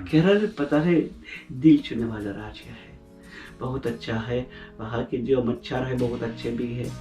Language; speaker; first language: Hindi; non-native, fluent; Russian